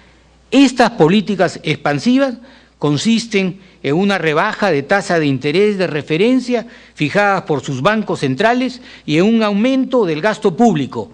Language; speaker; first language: Spanish; native; Spanish